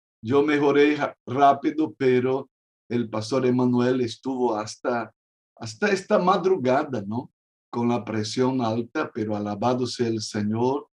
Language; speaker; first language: Spanish; non-native, fluent; Portuguese